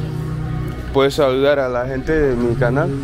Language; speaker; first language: Spanish; non-native, learner; English